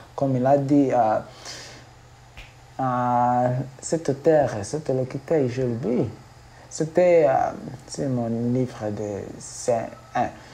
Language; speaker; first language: French; non-native, learner; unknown